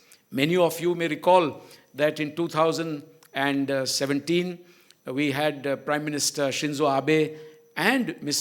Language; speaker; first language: English; non-native, local second language; Gujarati